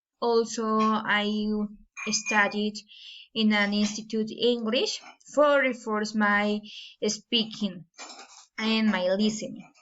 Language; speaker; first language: English; non-native, learner; Spanish